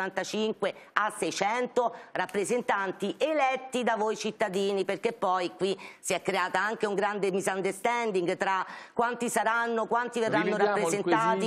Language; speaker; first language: Italian; native; Italian